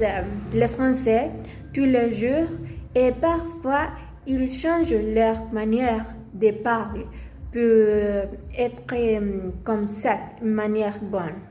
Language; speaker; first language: French; non-native, learner; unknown